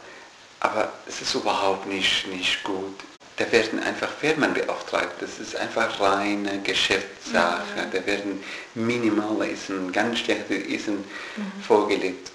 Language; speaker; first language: German; non-native, learner; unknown